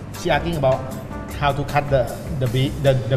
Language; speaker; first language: English; non-native, learner; Thai